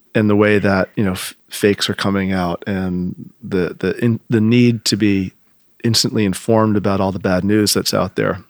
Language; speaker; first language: English; native; English